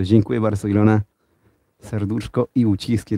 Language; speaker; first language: Polish; non-native, learner; Spanish